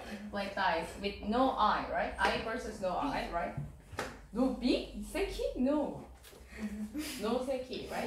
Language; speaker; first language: English; non-native, fluent; Korean